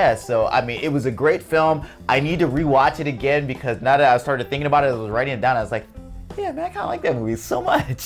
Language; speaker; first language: English; native; English